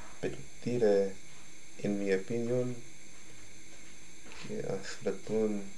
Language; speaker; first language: Spanish; non-native, learner; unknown